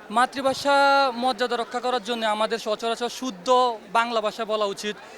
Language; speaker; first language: Bangla; native; Bangla